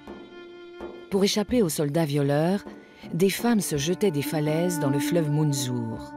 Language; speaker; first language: French; native; French